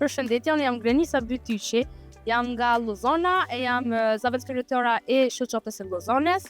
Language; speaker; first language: Albanian; early bilingual, heritage; Albanian